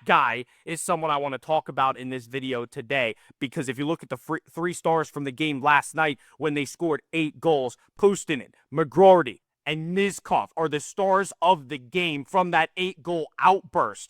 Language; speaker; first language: English; native; English